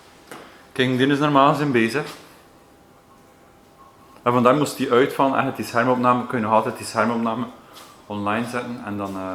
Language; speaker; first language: Dutch; native; Dutch